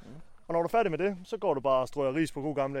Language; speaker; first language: Danish; native; Danish